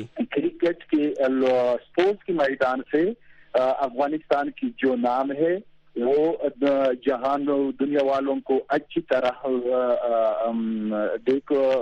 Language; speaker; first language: Hindi; non-native, fluent; Pashto